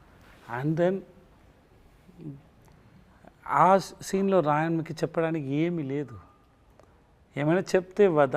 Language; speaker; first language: Telugu; non-native, learner; Tamil